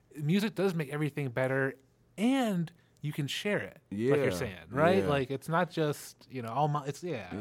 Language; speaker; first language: English; native; English